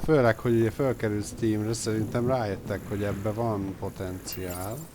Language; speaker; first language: Hungarian; native; Hungarian